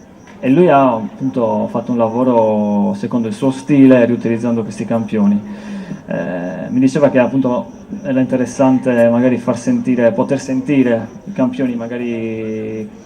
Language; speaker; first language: Italian; native; Italian